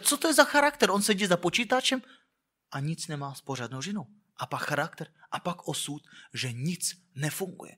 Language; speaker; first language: Czech; non-native, fluent; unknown